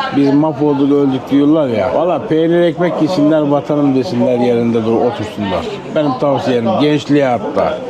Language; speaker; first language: Turkish; non-native, local second language; Kurdish